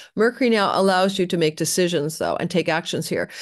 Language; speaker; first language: English; native; English